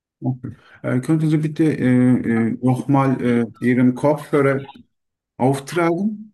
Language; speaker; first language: German; non-native, learner; Turkish